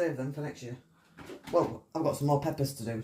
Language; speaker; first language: English; native; English